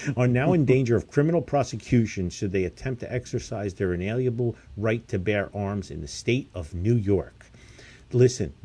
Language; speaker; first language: English; native; English